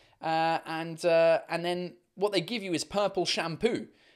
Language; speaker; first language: English; native; English